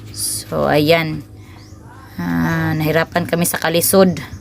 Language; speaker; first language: Filipino; non-native, local second language; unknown